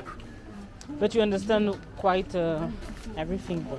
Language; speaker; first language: English; non-native, learner; French